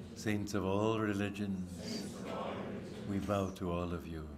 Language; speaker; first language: English; native; English